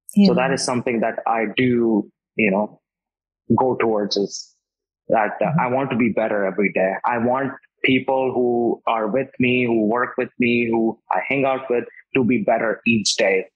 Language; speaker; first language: English; non-native, local second language; Hindi